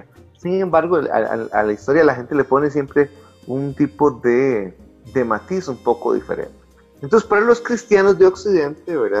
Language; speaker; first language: Spanish; native; Spanish